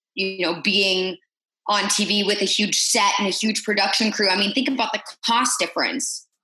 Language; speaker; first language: English; native; English